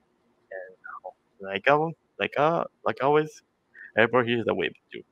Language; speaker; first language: English; non-native, fluent; Portuguese